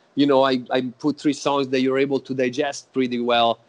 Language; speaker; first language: English; non-native, fluent; Italian